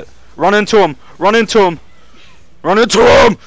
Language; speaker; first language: English; native; English